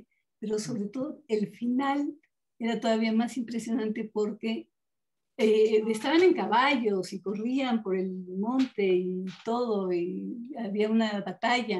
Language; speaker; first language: Spanish; native; Spanish